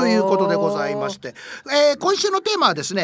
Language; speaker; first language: Japanese; native; Japanese